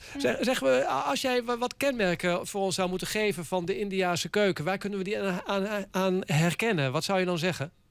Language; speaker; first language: Dutch; native; Dutch